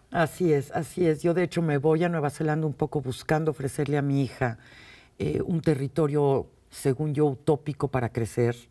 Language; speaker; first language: Spanish; native; Spanish